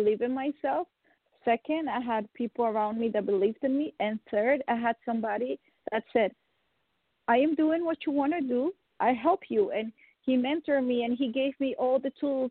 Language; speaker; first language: English; non-native, fluent; Dutch